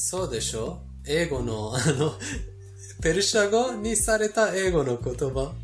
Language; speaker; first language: Japanese; non-native, fluent; Persian